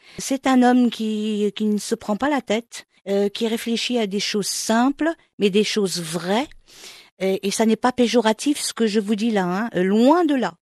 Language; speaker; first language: French; non-native, local second language; Arabic